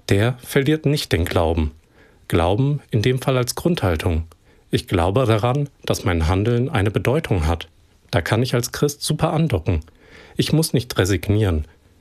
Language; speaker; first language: German; native; German